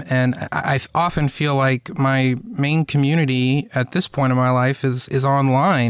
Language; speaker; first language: English; native; English